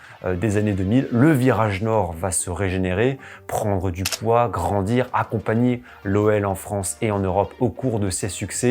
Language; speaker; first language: French; native; French